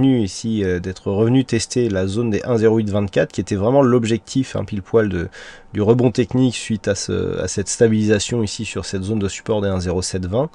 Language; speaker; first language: French; native; French